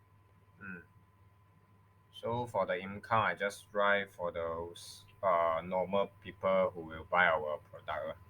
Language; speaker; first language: English; non-native, local second language; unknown